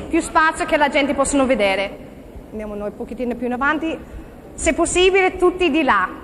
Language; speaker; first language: Italian; non-native, fluent; English